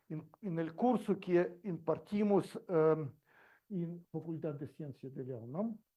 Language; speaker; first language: Spanish; non-native, learner; Russian